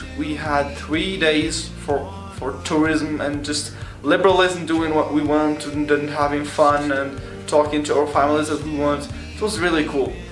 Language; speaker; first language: English; non-native, fluent; Arabic